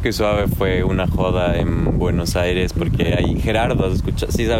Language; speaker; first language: Spanish; native; Spanish